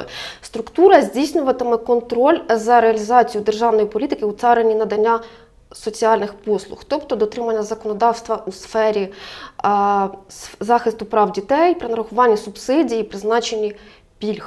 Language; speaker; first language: Ukrainian; native; Ukrainian